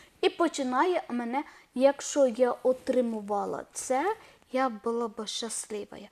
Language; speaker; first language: Ukrainian; non-native, learner; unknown